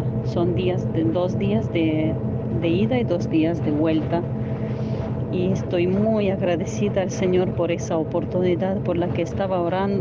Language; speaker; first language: Spanish; non-native, fluent; Ukrainian